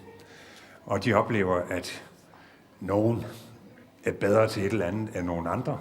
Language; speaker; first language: Danish; native; Danish